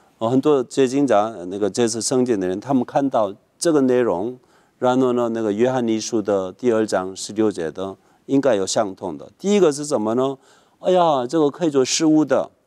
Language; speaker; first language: Chinese; non-native, fluent; Korean